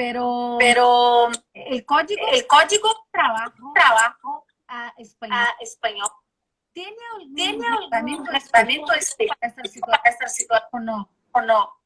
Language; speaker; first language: Spanish; non-native, learner; Portuguese